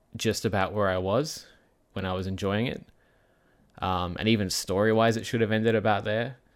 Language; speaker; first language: English; native; English